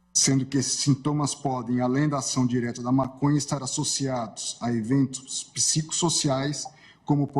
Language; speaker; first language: Portuguese; native; Portuguese